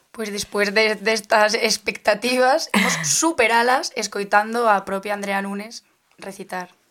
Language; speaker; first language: Spanish; non-native, local second language; Galician